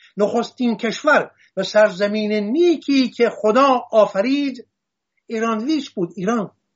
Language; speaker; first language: Persian; non-native, local second language; Assyrian Neo-Aramaic